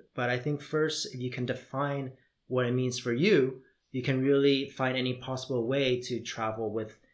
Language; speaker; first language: English; native; English